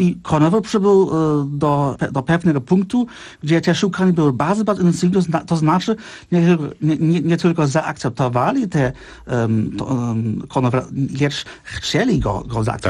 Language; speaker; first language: Polish; non-native, fluent; Czech